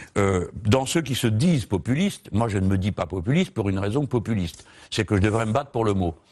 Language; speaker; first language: French; native; French